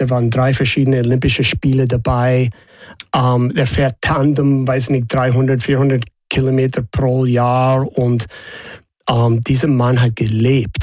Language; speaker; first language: German; non-native, fluent; English